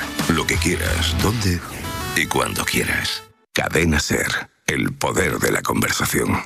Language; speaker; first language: Spanish; native; Spanish